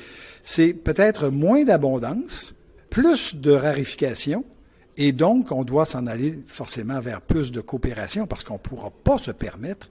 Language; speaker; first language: French; native; French